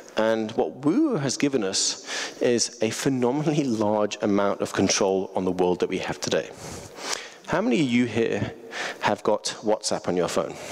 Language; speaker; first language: English; native; English